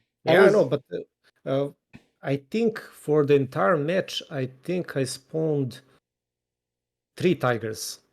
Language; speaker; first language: English; non-native, fluent; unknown